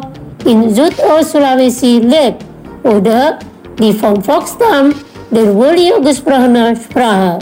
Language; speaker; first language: German; non-native, learner; Indonesian